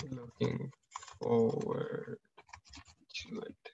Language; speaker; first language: English; early bilingual, other home language; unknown